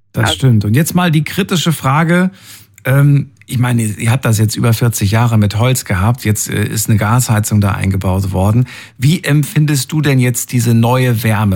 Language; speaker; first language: German; native; German